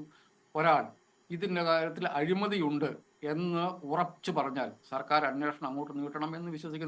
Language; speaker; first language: Malayalam; native; Malayalam